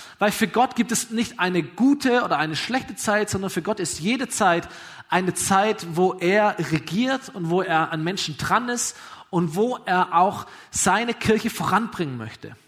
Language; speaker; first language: German; native; German